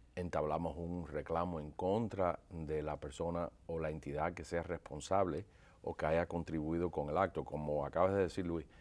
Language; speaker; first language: Spanish; early bilingual, heritage; Spanish